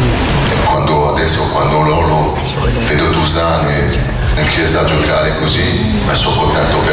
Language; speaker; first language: Italian; non-native, fluent; French